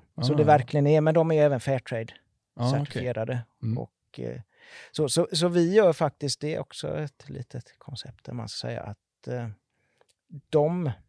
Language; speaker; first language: Swedish; native; Swedish